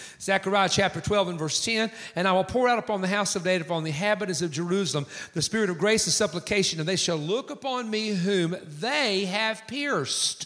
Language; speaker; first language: English; native; English